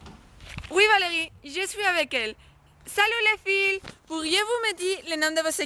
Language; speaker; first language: French; non-native, learner; Spanish